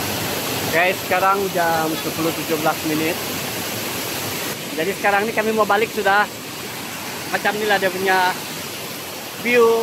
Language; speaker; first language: Indonesian; non-native, local second language; Malay